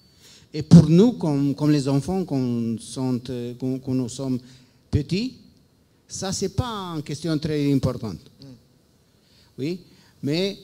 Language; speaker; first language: French; non-native, fluent; Romanian